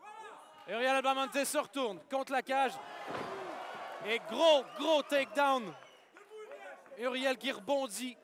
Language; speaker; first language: French; native; French